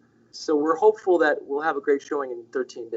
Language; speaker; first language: English; native; English